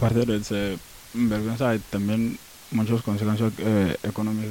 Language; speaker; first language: Spanish; non-native, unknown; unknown